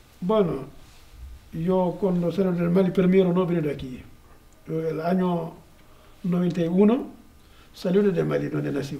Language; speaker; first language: Spanish; non-native, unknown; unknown